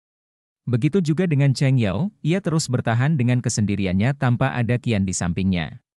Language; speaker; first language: Indonesian; native; Indonesian